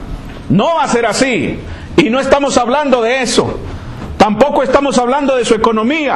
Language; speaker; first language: Spanish; native; Spanish